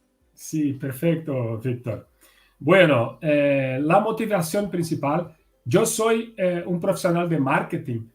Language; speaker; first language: Spanish; non-native, fluent; Portuguese